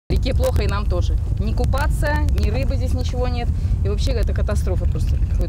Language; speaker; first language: Russian; native; Russian